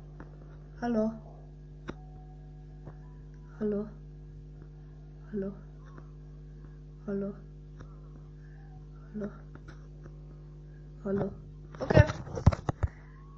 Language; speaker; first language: German; early bilingual, other home language; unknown